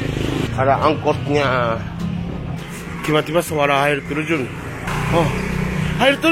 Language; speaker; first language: Indonesian; non-native, learner; Japanese